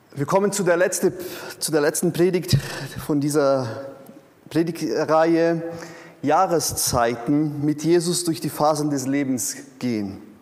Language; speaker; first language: German; non-native, fluent; Portuguese